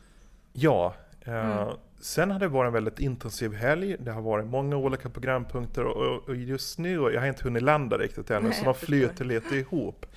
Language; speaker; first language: Swedish; native; Swedish